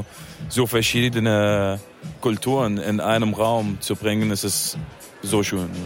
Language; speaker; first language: German; non-native, fluent; Arabic